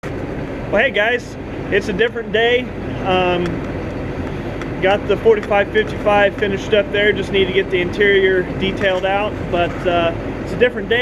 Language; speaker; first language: English; native; English